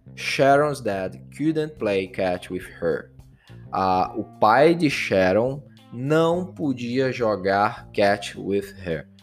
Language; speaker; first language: English; non-native, fluent; Portuguese